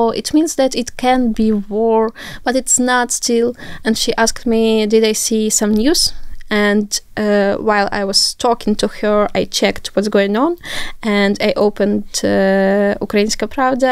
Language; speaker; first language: English; non-native, fluent; Ukrainian